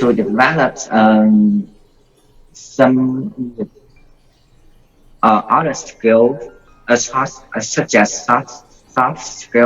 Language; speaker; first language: English; non-native, learner; Vietnamese